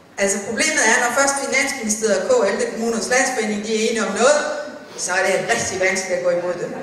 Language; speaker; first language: Danish; native; Danish